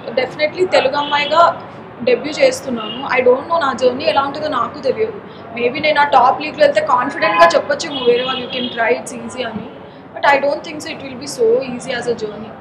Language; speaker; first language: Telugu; non-native, local second language; Marathi